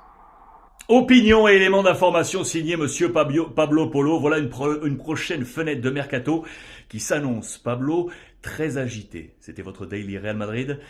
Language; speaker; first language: French; native; French